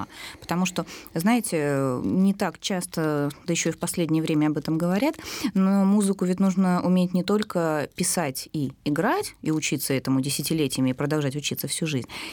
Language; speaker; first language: Russian; native; Russian